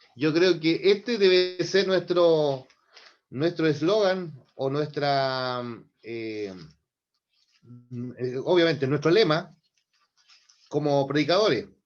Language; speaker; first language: Spanish; native; Spanish